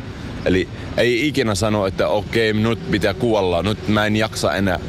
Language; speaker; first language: Finnish; non-native, fluent; Arabic